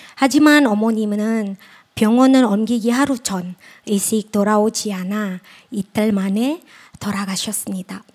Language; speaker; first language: Korean; non-native, fluent; Indonesian